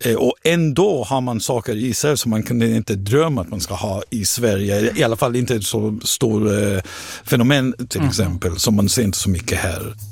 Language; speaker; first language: Swedish; non-native, fluent; Hebrew